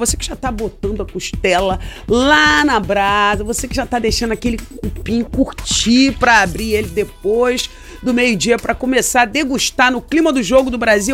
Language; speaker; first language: Portuguese; native; Portuguese